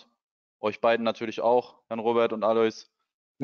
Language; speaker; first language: German; native; German